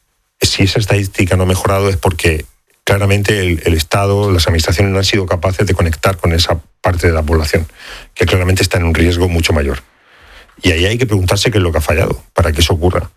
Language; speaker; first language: Spanish; native; Spanish